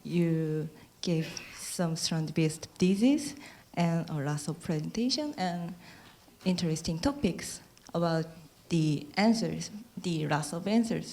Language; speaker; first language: English; non-native, learner; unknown